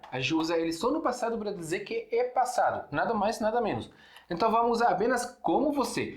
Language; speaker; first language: Portuguese; non-native, fluent; Arabic